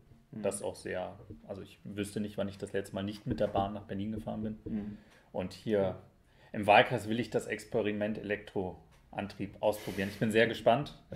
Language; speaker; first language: German; native; German